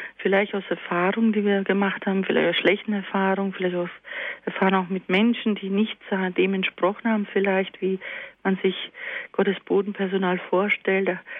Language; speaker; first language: German; early bilingual, other home language; Croatian